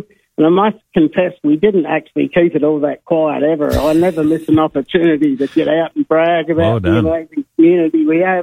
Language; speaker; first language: English; native; English